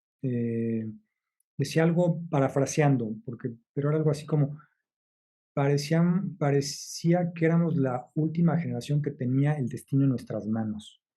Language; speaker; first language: Spanish; native; Spanish